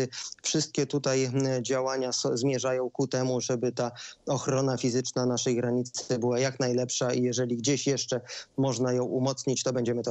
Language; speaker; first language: Polish; native; Polish